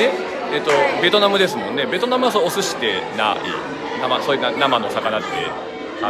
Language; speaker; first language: Japanese; native; Japanese